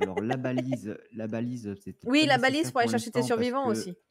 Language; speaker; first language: French; native; French